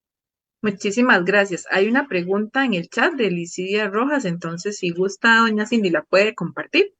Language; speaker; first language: Spanish; native; Spanish